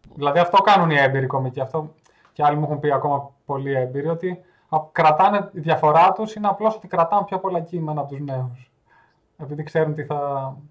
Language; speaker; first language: Greek; native; Greek